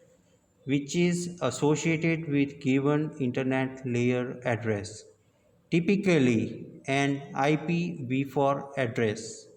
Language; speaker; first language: English; non-native, local second language; Gujarati